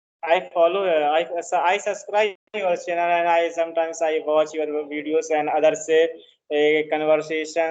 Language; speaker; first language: English; non-native, learner; Hindi